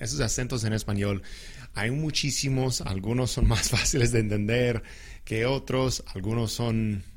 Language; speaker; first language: Spanish; non-native, fluent; English